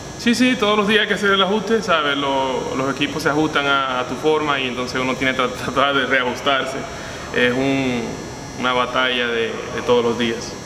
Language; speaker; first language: Spanish; native; Spanish